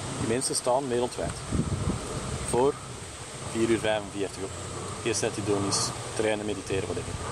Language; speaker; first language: Dutch; native; Dutch